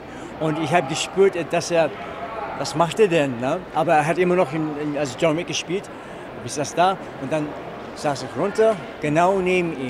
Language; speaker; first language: German; non-native, fluent; English